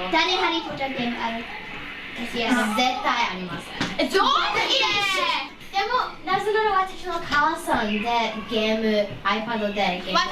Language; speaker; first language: Japanese; non-native, learner; English